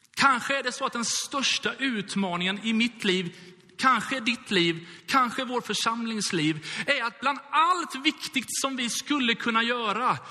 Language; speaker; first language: Swedish; native; Swedish